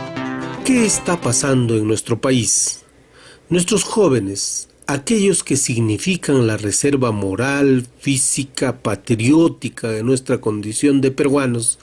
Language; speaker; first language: Spanish; native; Spanish